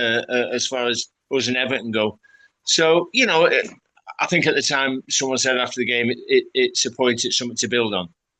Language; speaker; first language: English; native; English